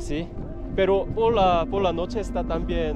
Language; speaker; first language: Spanish; non-native, learner; Korean